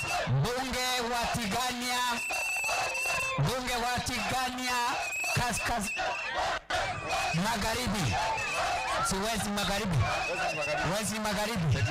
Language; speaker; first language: Swahili; non-native, local second language; Meru